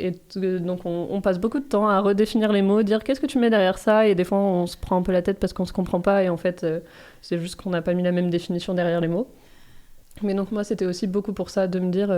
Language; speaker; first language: French; native; French